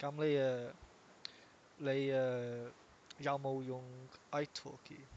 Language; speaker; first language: Cantonese; non-native, learner; English